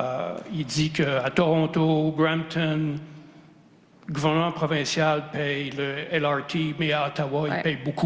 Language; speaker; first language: French; native; French